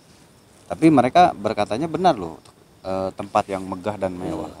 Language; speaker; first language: Indonesian; native; Indonesian